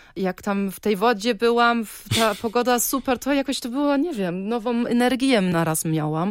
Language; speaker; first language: Polish; early bilingual, heritage; Polish